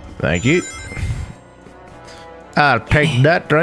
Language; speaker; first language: English; native; English